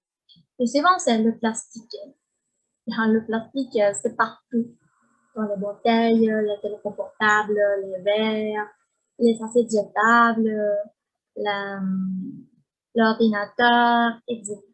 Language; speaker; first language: French; non-native, learner; Spanish